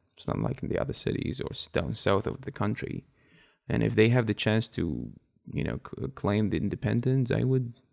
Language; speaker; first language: English; non-native, fluent; Arabic